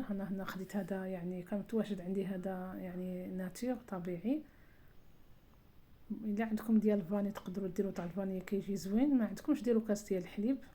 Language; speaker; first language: Arabic; native; Arabic